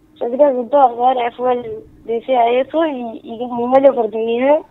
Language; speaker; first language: Spanish; native; Spanish